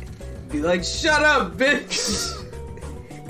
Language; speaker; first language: English; native; English